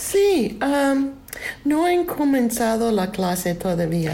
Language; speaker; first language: Spanish; non-native, learner; English